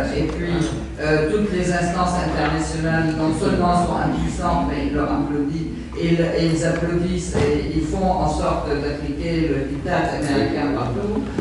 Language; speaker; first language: French; non-native, fluent; Arabic